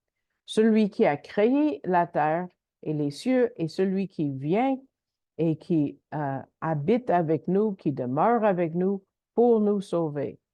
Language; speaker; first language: French; native; French